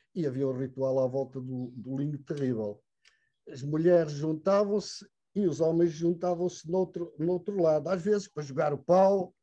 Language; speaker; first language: Portuguese; native; Portuguese